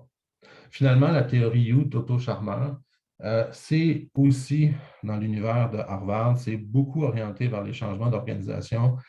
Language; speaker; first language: French; native; French